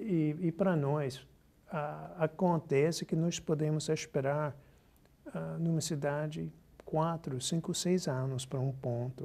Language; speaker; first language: Portuguese; non-native, fluent; English